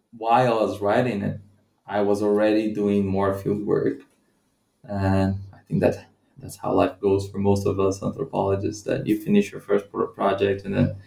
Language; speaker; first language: English; non-native, fluent; Portuguese